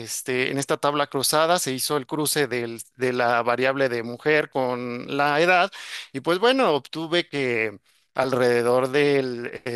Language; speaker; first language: Spanish; native; Spanish